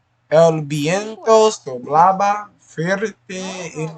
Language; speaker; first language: Spanish; non-native, learner; English